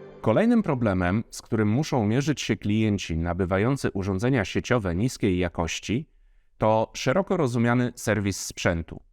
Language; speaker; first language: Polish; native; Polish